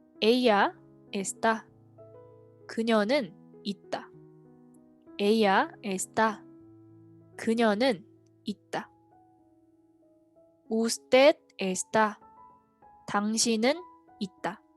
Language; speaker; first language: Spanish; non-native, fluent; Korean